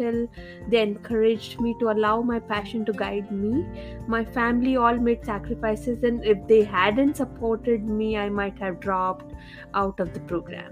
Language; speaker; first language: English; non-native, local second language; Hindi